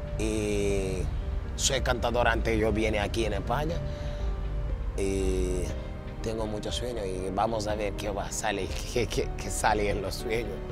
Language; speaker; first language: Spanish; non-native, learner; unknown